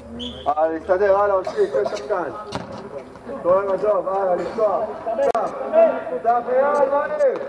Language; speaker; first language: Hebrew; native; Hebrew